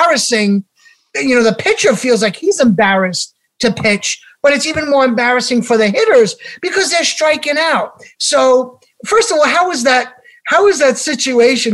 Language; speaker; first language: English; native; English